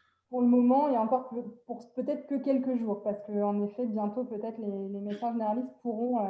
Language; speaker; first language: French; native; French